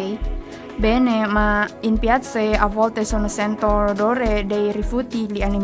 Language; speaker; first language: Italian; non-native, learner; Indonesian